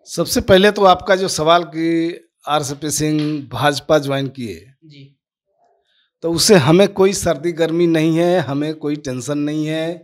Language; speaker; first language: Hindi; native; Hindi